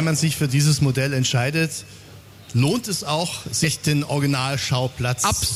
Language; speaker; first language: German; native; German